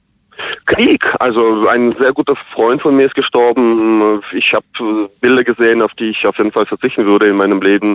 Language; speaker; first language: German; non-native, fluent; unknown